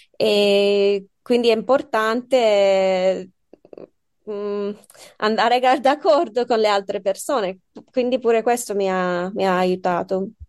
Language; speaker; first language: Italian; non-native, fluent; English